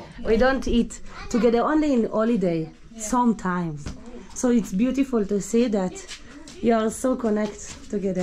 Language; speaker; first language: English; non-native, learner; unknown